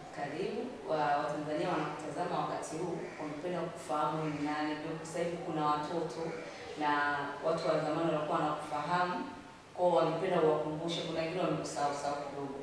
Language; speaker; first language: Swahili; native; Swahili